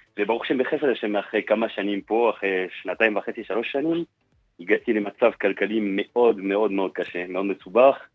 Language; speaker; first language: Hebrew; non-native, fluent; French